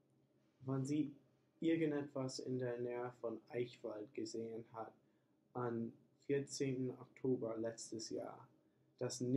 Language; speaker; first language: German; non-native, learner; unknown